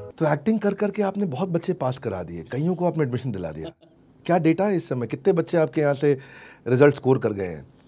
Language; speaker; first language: Hindi; native; Hindi